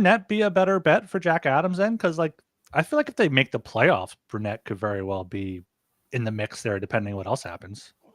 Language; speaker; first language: English; native; English